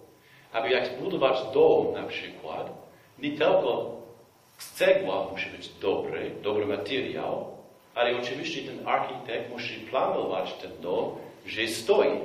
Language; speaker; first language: Polish; non-native, fluent; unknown